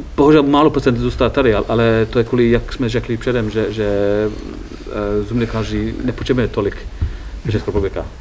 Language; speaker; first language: Czech; non-native, fluent; English